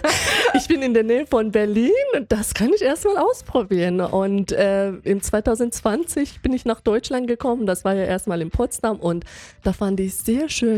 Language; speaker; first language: German; non-native, fluent; Persian